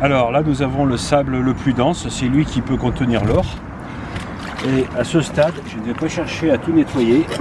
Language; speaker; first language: French; native; French